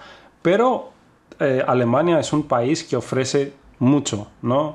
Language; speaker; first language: Spanish; non-native, fluent; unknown